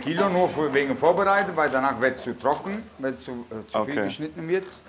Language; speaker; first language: German; non-native, fluent; Italian